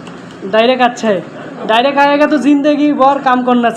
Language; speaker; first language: Hindi; non-native, learner; Bangla